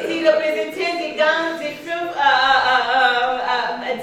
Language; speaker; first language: German; non-native, learner; French